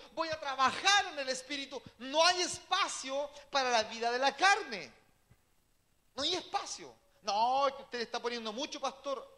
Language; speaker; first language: Spanish; native; Spanish